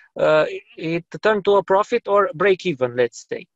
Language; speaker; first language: English; non-native, fluent; Romanian